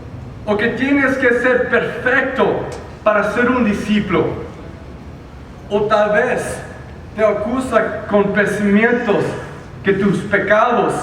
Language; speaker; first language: Spanish; early bilingual, heritage; Spanish